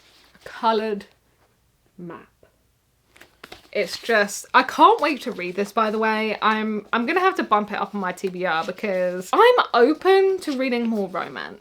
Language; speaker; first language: English; native; English